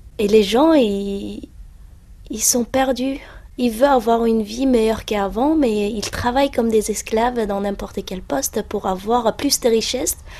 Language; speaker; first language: French; non-native, fluent; Uyghur